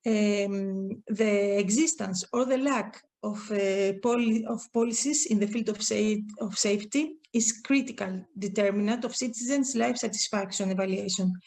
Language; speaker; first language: English; non-native, fluent; Greek